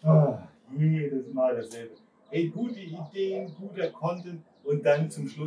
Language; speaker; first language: German; native; German